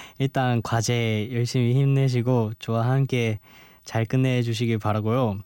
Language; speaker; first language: Korean; non-native, fluent; Japanese